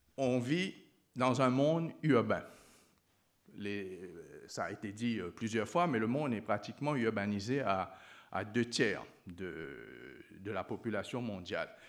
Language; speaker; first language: French; non-native, local second language; Morisyen